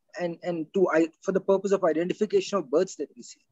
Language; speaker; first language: English; non-native, local second language; Hindi